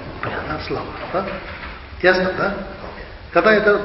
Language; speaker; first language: Russian; non-native, learner; Tibetan